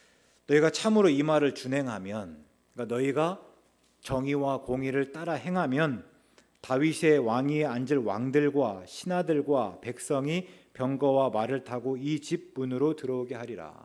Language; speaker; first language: Korean; native; Korean